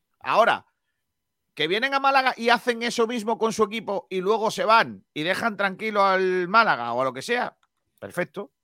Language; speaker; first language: Spanish; native; Spanish